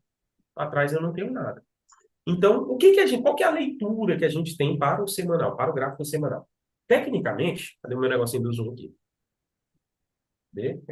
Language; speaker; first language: Portuguese; native; Portuguese